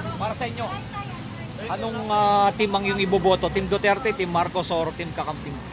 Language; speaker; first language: Filipino; native; Filipino